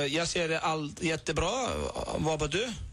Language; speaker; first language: Swedish; non-native, learner; Icelandic